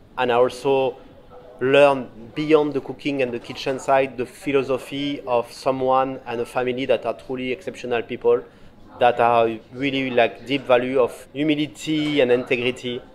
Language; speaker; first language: English; non-native, fluent; French